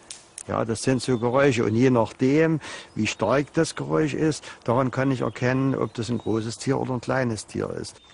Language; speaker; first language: German; native; German